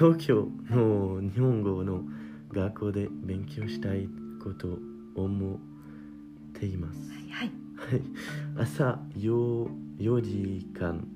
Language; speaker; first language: Japanese; non-native, learner; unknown